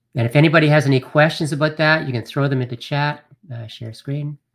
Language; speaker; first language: English; native; English